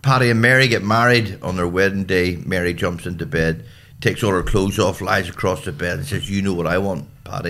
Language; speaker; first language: English; native; English